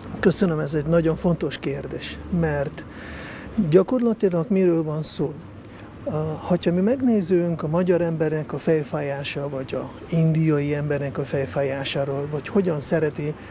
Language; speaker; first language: Hungarian; non-native, local second language; Russian